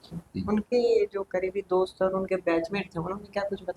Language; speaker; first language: Hindi; native; Hindi